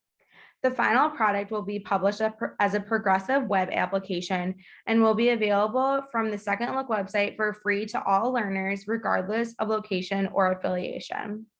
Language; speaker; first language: English; native; English